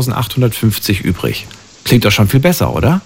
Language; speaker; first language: German; native; German